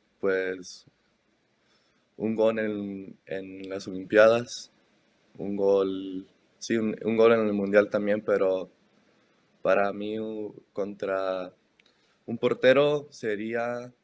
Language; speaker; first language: Spanish; early bilingual, heritage; Spanish